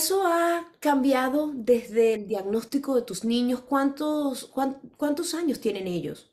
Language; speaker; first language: Spanish; native; Spanish